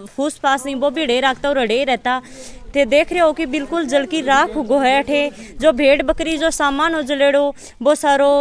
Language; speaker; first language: Hindi; native; Hindi